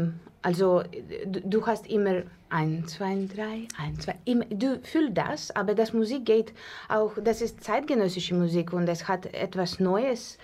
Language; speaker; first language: German; non-native, learner; Russian